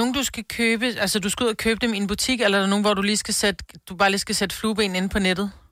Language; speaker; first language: Danish; native; Danish